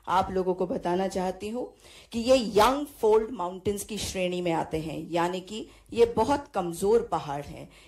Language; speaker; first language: Hindi; native; Hindi